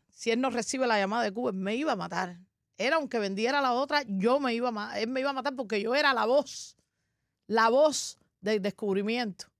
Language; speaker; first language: Spanish; native; Spanish